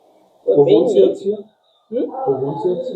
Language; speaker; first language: German; non-native, learner; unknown